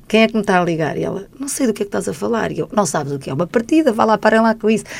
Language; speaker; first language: Portuguese; native; Portuguese